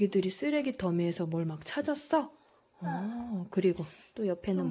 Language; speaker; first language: Korean; native; Korean